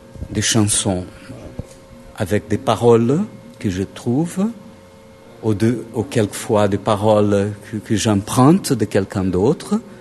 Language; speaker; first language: French; non-native, fluent; Portuguese